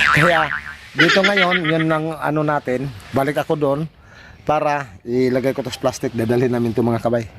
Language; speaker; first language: Filipino; non-native, local second language; Cebuano